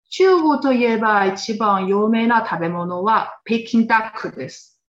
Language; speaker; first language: Japanese; non-native, fluent; Chinese